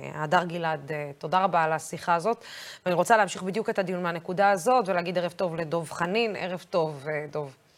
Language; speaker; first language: Hebrew; non-native, local second language; Arabic